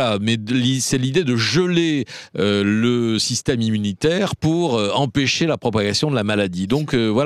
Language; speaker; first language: French; native; French